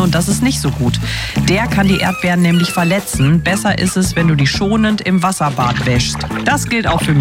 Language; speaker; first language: German; native; German